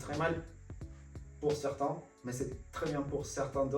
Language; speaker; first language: French; non-native, fluent; Spanish